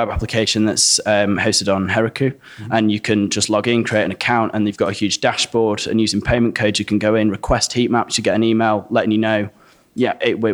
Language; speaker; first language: English; native; English